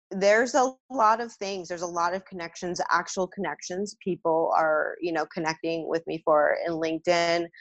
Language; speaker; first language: English; native; English